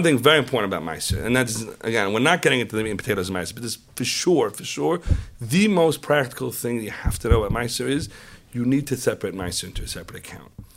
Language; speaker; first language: English; native; English